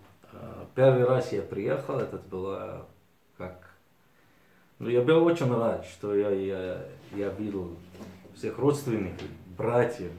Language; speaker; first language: Russian; early bilingual, heritage; Arabic